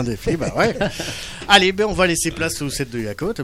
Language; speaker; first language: French; native; French